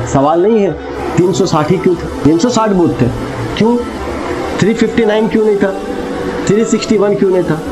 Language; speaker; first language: Urdu; native; Urdu